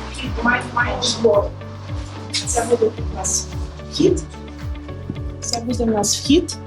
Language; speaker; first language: Ukrainian; native; Ukrainian